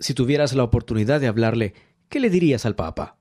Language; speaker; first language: Spanish; native; Spanish